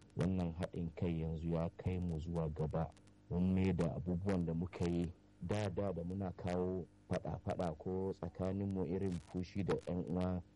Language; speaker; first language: Hausa; non-native, local second language; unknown